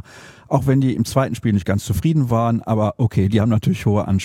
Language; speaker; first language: German; native; German